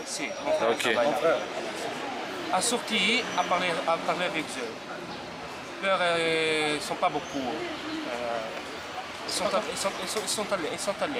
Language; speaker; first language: French; non-native, learner; Arabic